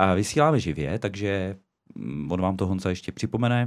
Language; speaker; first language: Czech; native; Czech